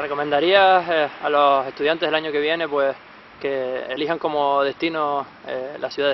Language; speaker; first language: Spanish; native; Spanish